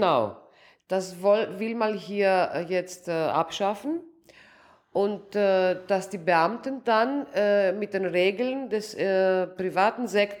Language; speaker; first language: German; non-native, local second language; Greek